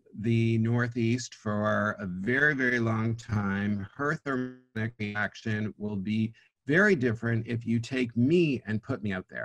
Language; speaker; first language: English; native; English